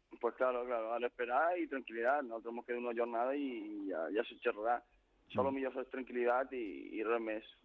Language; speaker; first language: Catalan; native; Catalan